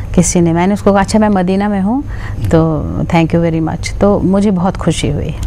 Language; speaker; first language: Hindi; non-native, local second language; Kashmiri